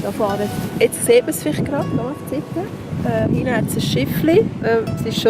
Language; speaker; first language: German; native; German